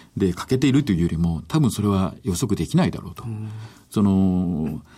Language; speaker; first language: Japanese; native; Japanese